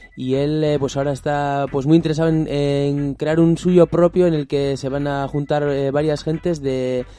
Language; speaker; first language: Spanish; native; Spanish